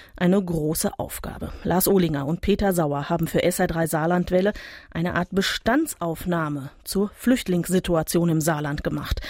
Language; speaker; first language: German; native; German